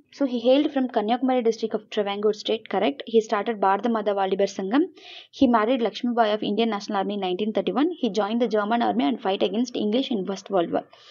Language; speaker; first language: English; non-native, local second language; Tamil